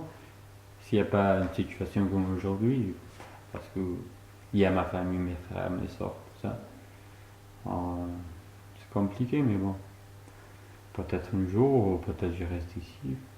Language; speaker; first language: French; non-native, fluent; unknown